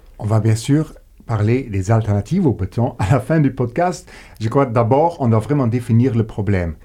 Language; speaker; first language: French; non-native, local second language; Luxembourgish